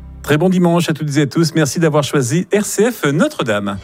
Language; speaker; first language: French; native; French